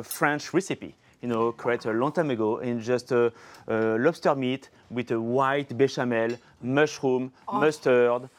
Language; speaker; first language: English; non-native, fluent; French